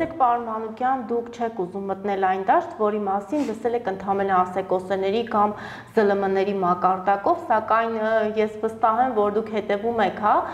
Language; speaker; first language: Armenian; native; Armenian